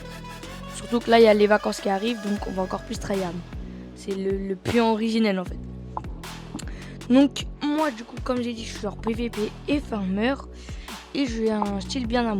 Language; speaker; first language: French; native; French